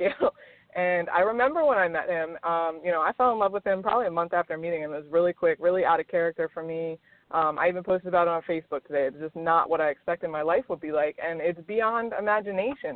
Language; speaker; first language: English; native; English